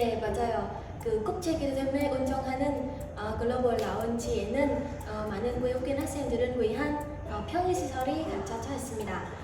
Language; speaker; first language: Korean; non-native, fluent; Vietnamese